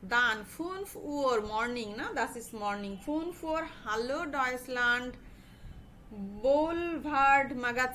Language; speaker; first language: German; non-native, learner; Bangla